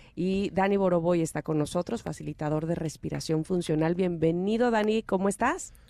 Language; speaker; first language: Spanish; native; Spanish